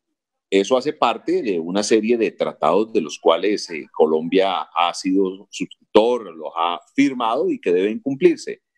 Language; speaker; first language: Spanish; native; Spanish